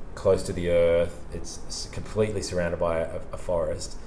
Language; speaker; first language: English; native; English